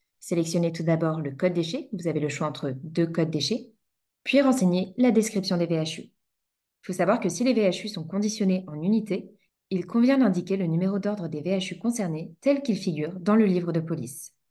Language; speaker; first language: French; native; French